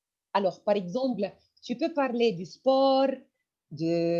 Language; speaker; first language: French; non-native, fluent; Arabic